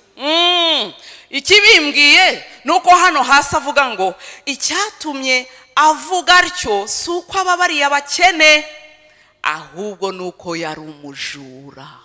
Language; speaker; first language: Kinyarwanda; early bilingual, heritage; Kinyarwanda